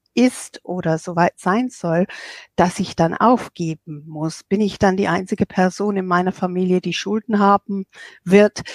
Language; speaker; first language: German; non-native, fluent; English